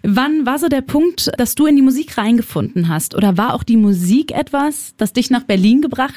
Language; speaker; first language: German; native; German